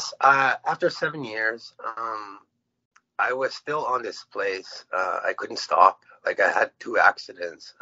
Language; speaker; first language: English; non-native, fluent; Cree